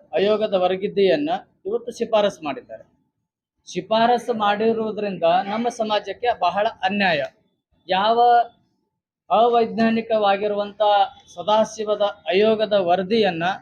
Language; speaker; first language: Kannada; non-native, local second language; Lambadi